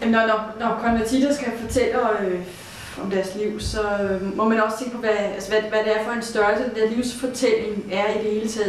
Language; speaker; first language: Danish; native; Danish